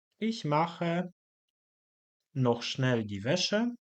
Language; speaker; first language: German; non-native, fluent; Polish